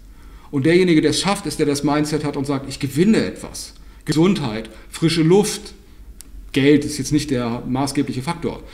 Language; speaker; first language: German; native; German